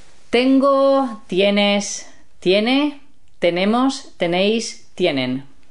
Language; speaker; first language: Spanish; native; Spanish